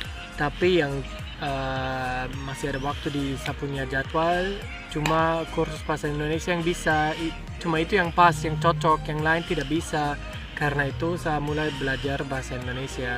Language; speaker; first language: Indonesian; non-native, fluent; German